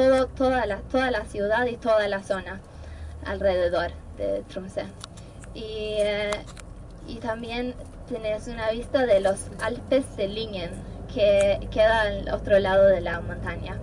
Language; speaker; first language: Spanish; non-native, fluent; Norwegian